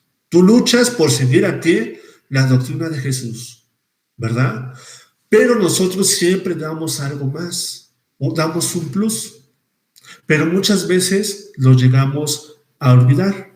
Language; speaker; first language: Spanish; native; Spanish